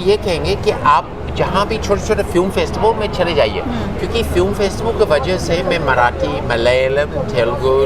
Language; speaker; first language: Hindi; non-native, learner; English